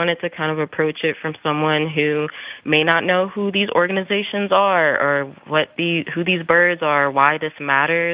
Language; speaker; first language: English; native; English